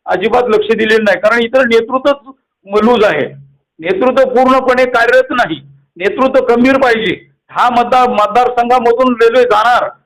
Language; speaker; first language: Marathi; native; Marathi